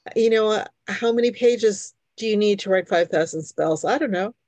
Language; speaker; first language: English; early bilingual, other home language; Hungarian